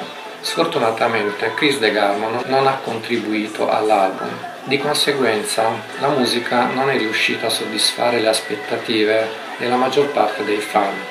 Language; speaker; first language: Italian; native; Italian